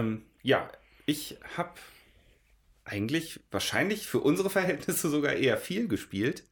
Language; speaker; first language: German; native; German